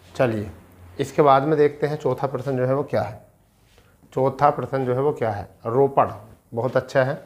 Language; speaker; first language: Hindi; native; Hindi